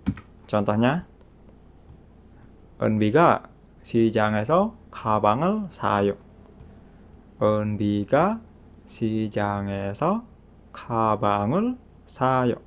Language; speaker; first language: Korean; non-native, fluent; Indonesian